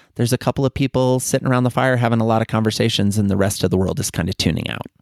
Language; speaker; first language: English; native; English